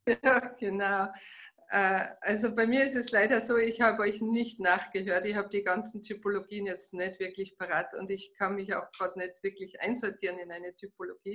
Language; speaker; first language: German; native; German